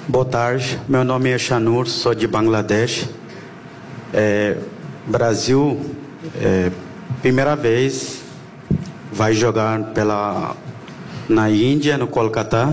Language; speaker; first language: Portuguese; non-native, learner; Bangla